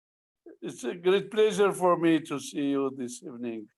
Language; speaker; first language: English; non-native, fluent; French